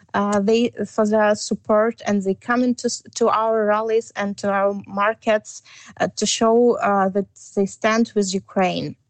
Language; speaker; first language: English; non-native, learner; Ukrainian